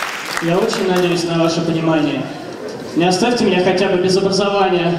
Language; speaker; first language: Russian; native; Russian